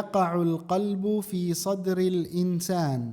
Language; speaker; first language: Arabic; non-native, fluent; Indonesian